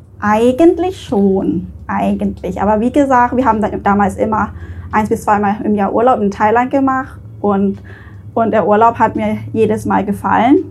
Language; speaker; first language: German; early bilingual, other home language; Thai